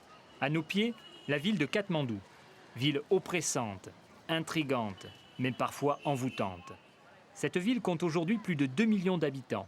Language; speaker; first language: French; native; French